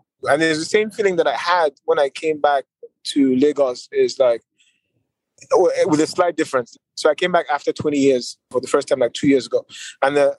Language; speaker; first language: English; non-native, local second language; Yoruba